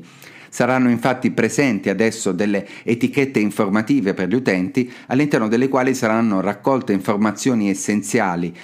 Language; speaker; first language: Italian; native; Italian